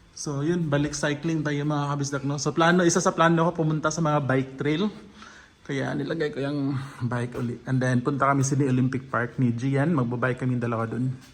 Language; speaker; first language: Filipino; non-native, local second language; Cebuano